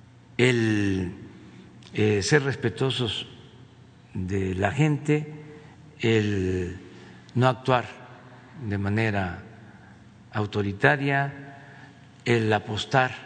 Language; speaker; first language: Spanish; native; Spanish